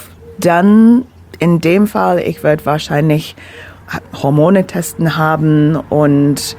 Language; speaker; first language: German; non-native, fluent; English